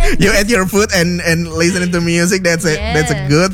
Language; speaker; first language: English; non-native, fluent; Indonesian